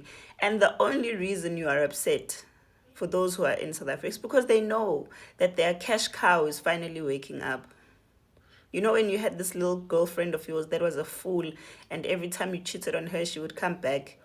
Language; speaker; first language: English; non-native, local second language; Zulu